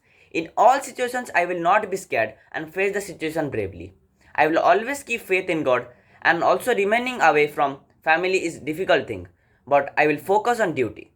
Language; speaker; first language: English; non-native, learner; Odia